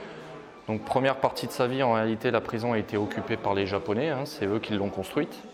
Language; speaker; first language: French; native; French